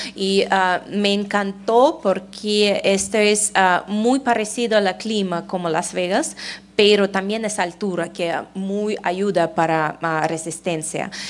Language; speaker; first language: Spanish; non-native, fluent; Russian